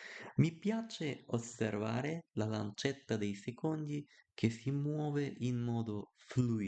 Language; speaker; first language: Italian; non-native, learner; Bulgarian